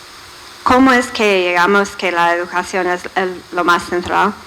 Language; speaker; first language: Spanish; non-native, fluent; English